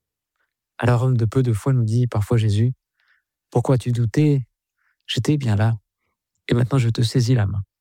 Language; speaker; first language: French; native; French